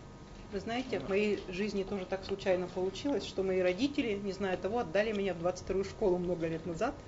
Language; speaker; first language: Russian; native; Russian